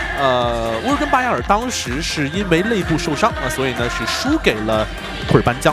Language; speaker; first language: Chinese; native; Chinese